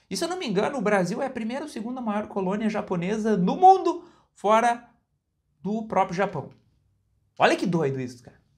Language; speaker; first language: Portuguese; native; Portuguese